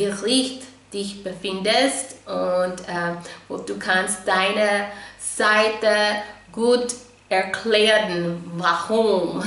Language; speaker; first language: German; non-native, fluent; English